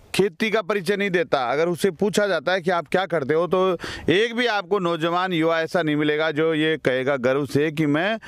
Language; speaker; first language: Hindi; native; Hindi